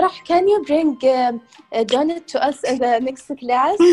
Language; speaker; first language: English; non-native, learner; Arabic